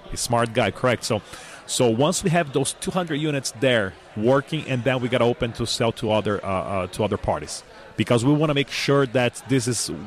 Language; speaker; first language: English; non-native, fluent; Portuguese